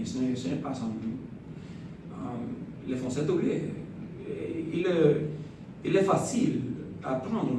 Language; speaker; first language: French; non-native, fluent; Spanish